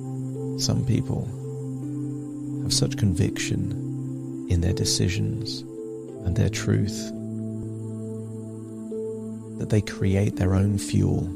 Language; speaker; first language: English; native; English